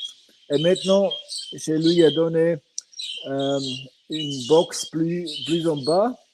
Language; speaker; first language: French; non-native, fluent; Swiss German